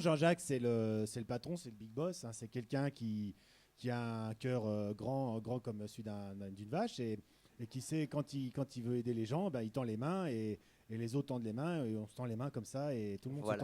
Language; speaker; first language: French; native; French